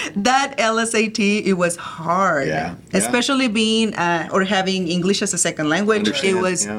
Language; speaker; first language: English; early bilingual, other home language; Spanish